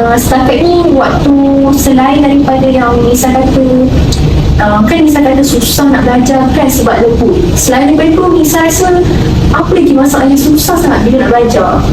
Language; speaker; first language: Malay; native; Malay